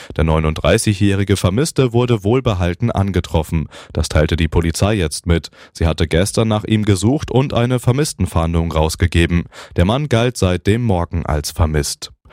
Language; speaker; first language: German; native; German